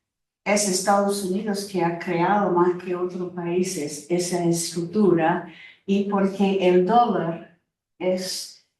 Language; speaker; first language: Spanish; non-native, fluent; English